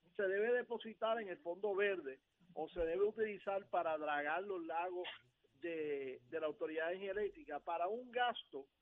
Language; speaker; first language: Spanish; native; Spanish